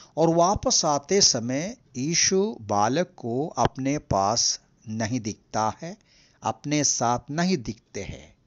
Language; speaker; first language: Hindi; non-native, local second language; Malayalam